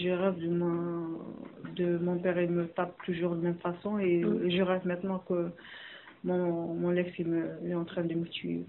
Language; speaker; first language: French; non-native, learner; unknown